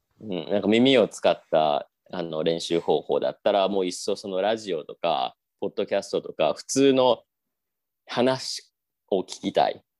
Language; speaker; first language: Japanese; native; Japanese